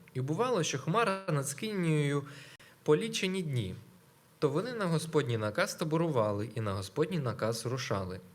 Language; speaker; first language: Ukrainian; non-native, local second language; Russian